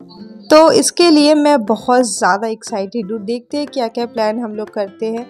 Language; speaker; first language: Hindi; non-native, local second language; Bangla